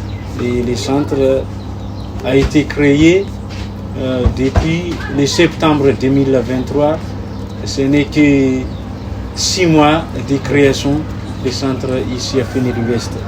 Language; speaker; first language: French; non-native, local second language; Malagasy